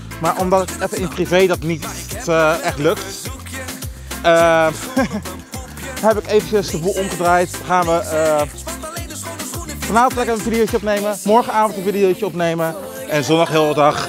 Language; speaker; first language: Dutch; native; Dutch